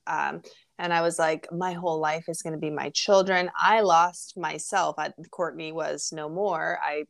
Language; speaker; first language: English; native; English